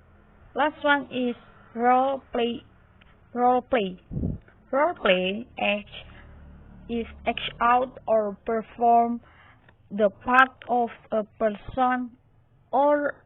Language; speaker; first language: English; non-native, learner; Indonesian